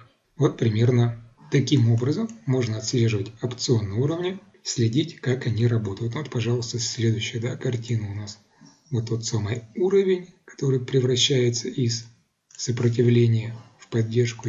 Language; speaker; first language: Russian; native; Russian